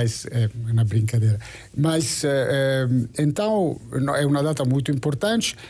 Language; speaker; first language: Portuguese; non-native, fluent; Italian